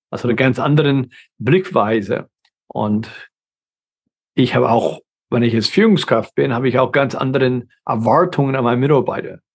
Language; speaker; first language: German; non-native, fluent; English